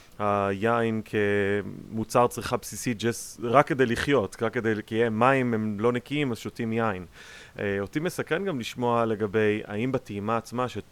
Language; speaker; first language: Hebrew; native; Hebrew